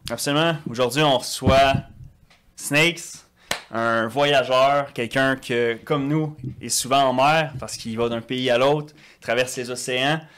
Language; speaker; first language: French; native; French